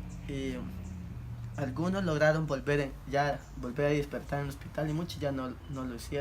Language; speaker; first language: Spanish; native; Spanish